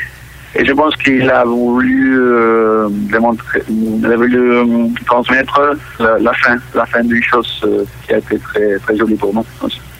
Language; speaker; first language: French; non-native, local second language; Catalan